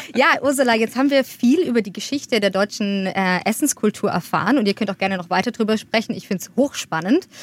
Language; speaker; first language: German; native; German